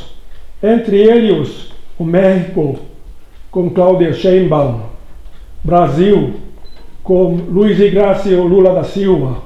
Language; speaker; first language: Portuguese; non-native, learner; Hungarian